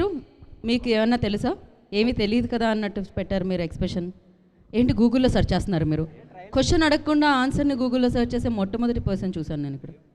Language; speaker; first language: Telugu; native; Telugu